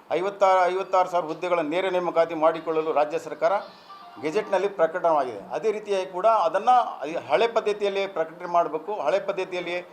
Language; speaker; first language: Kannada; non-native, local second language; Lambadi